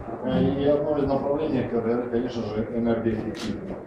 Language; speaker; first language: Russian; native; Russian